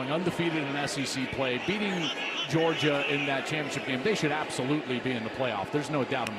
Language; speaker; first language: English; native; English